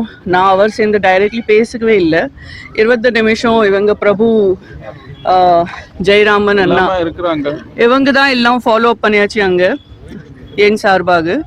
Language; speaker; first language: Tamil; non-native, fluent; Gujarati